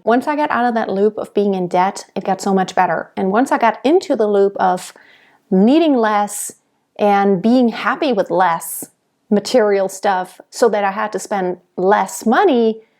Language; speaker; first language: English; non-native, fluent; German